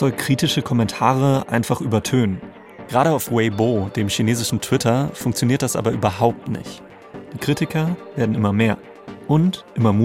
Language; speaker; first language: German; native; German